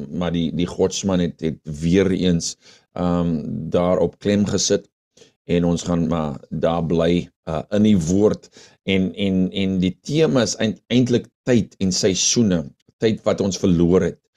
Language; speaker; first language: Afrikaans; early bilingual, heritage; Afrikaans